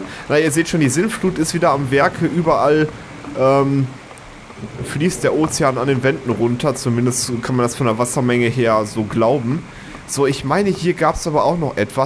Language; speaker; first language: German; native; German